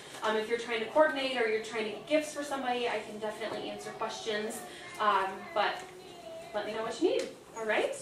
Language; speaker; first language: English; native; English